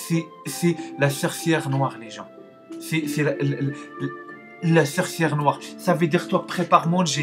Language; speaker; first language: French; non-native, learner; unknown